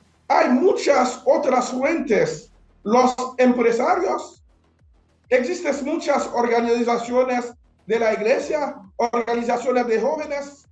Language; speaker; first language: Spanish; non-native, fluent; Haitian Creole